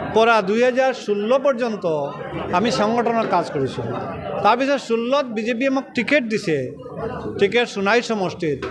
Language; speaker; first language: Assamese; non-native, local second language; Bangla